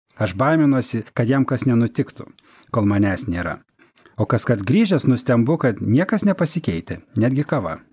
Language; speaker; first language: Lithuanian; native; Lithuanian